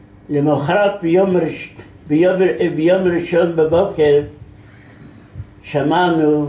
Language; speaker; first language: Hebrew; non-native, fluent; Yiddish